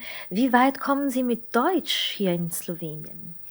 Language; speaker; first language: German; non-native, fluent; Slovenian